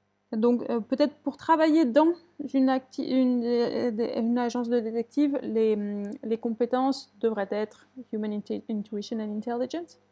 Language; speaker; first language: French; native; French